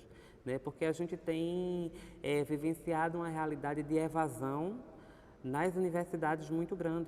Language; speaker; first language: Portuguese; native; Portuguese